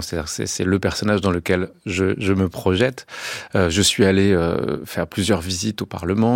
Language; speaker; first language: French; native; French